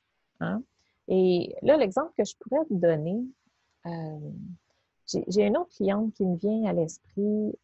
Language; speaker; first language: French; native; French